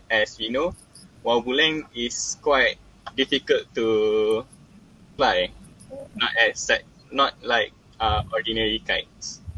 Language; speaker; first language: English; non-native, local second language; Malay